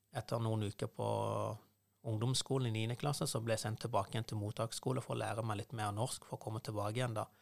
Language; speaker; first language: Norwegian; non-native, fluent; Persian